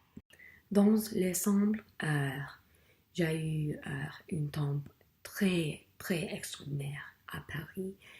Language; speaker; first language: French; non-native, learner; English